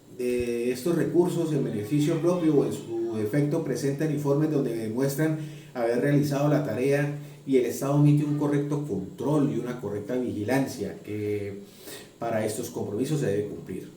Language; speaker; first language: Spanish; native; Spanish